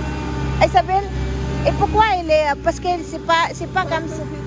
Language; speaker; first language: French; non-native, learner; Filipino